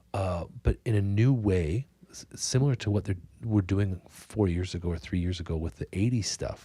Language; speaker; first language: English; native; English